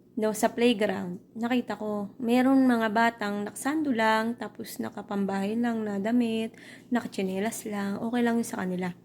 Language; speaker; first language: Filipino; native; Filipino